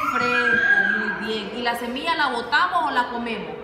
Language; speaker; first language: Spanish; native; Spanish